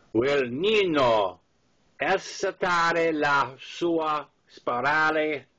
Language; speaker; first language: Italian; non-native, learner; English